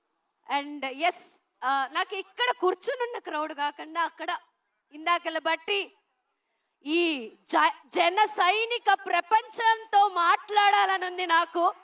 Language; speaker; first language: Telugu; native; Telugu